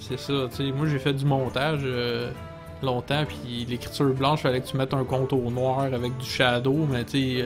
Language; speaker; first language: French; native; French